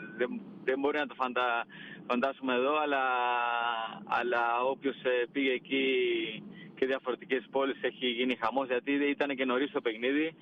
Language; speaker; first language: Greek; non-native, fluent; Spanish